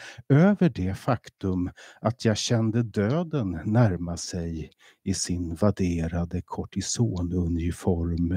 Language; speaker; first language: Swedish; native; Swedish